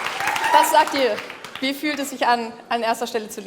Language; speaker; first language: German; native; German